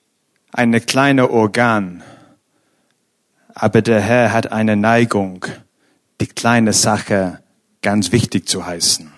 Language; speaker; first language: German; non-native, fluent; English